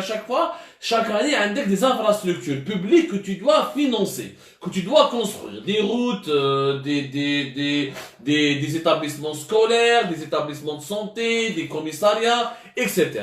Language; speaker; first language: French; non-native, local second language; Arabic